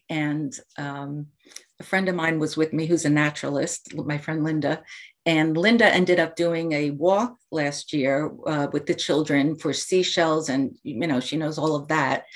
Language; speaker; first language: English; native; English